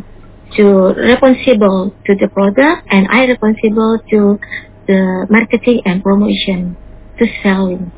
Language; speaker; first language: English; non-native, learner; Indonesian